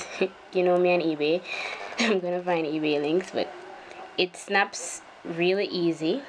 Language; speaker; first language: English; native; English